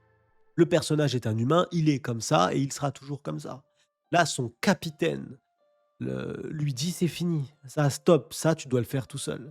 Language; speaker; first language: French; native; French